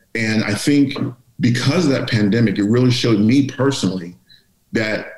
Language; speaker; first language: English; native; English